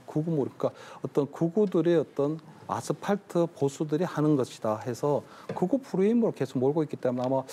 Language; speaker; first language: Korean; native; Korean